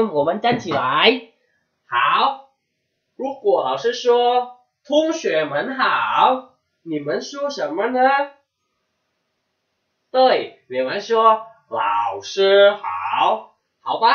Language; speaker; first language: Chinese; non-native, fluent; Indonesian